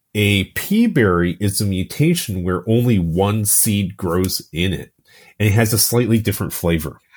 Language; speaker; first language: English; native; English